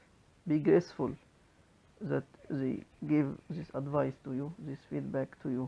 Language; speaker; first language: English; non-native, local second language; Arabic